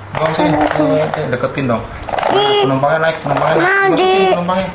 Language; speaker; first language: Indonesian; native; Indonesian